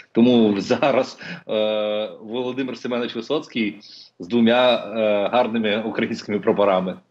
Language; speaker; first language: Ukrainian; non-native, local second language; Russian